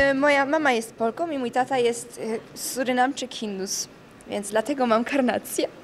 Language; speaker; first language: Polish; early bilingual, heritage; Polish